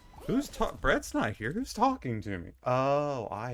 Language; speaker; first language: English; native; English